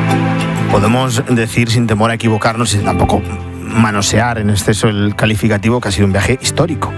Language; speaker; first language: Spanish; native; Spanish